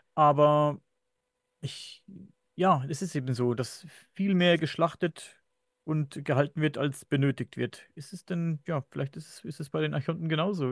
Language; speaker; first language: German; native; German